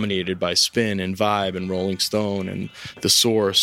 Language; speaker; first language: English; native; English